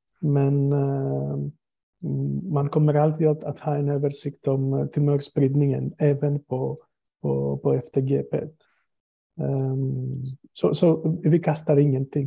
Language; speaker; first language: Swedish; non-native, fluent; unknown